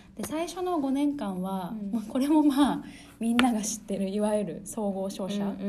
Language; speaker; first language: Japanese; early bilingual, other home language; Chinese